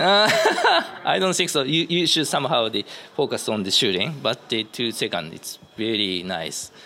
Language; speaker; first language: English; non-native, learner; Japanese